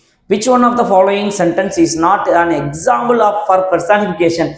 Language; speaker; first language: English; non-native, local second language; Tamil